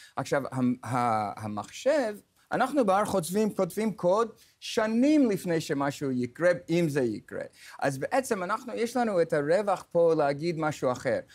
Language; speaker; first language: Hebrew; non-native, fluent; English